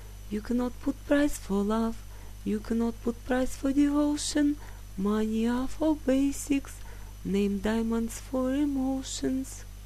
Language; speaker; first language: English; non-native, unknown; Russian